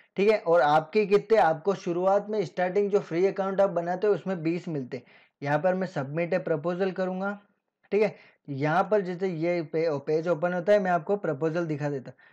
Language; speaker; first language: Hindi; native; Hindi